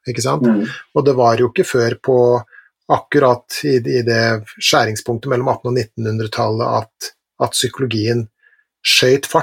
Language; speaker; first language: Norwegian; native; Norwegian